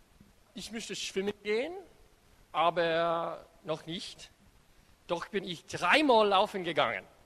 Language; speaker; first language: German; non-native, learner; English